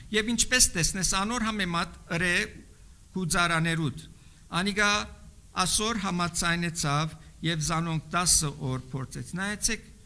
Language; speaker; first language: Armenian; native; Armenian